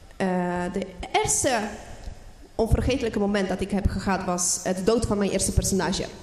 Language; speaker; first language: Dutch; non-native, fluent; Polish